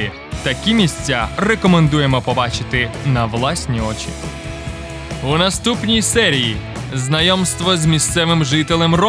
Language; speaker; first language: Ukrainian; native; Ukrainian